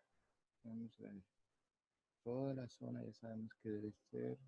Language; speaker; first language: Spanish; native; Spanish